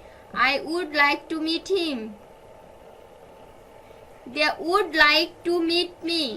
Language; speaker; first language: English; non-native, fluent; Bangla